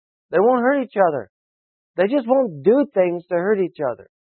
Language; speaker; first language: English; native; English